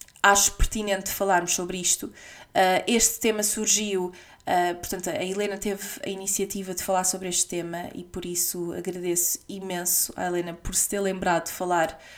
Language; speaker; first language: Portuguese; native; Portuguese